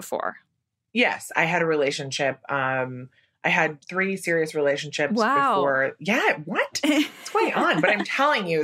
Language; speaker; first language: English; native; English